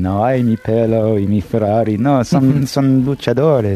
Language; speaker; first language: Spanish; non-native, fluent; English